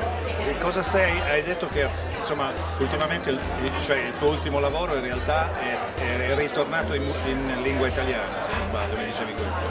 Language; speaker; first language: Italian; native; Italian